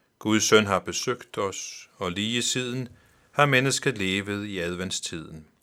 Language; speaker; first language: Danish; non-native, local second language; Faroese